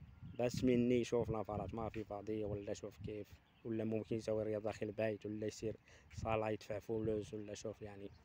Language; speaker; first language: Arabic; non-native, learner; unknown